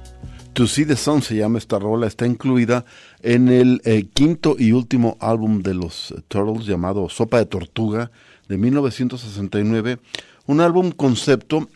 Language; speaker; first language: Spanish; native; Spanish